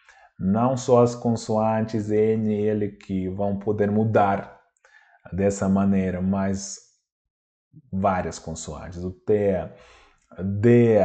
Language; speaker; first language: Portuguese; non-native, fluent; Russian